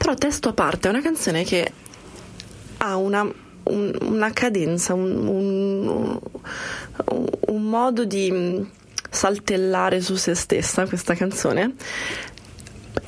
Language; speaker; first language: Italian; native; Italian